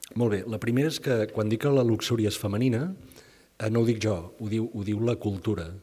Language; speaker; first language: Catalan; native; Catalan